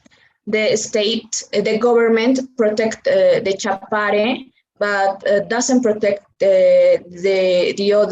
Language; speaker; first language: English; non-native, learner; Spanish